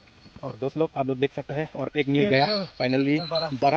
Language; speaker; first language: Hindi; non-native, local second language; Karbi